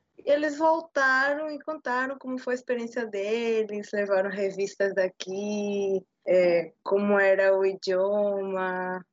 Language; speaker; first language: Portuguese; non-native, fluent; Spanish